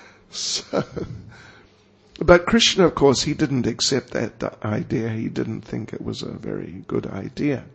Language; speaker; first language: English; native; English